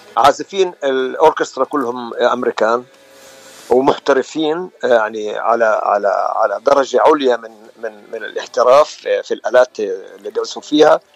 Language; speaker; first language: Arabic; native; Arabic